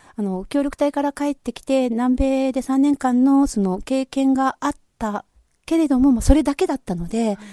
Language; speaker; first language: Japanese; native; Japanese